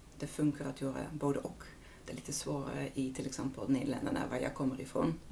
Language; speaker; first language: Swedish; non-native, fluent; Dutch